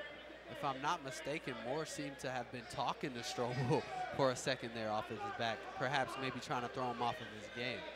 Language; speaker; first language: English; native; English